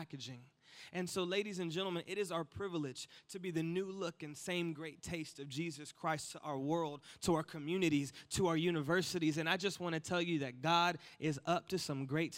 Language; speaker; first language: English; native; English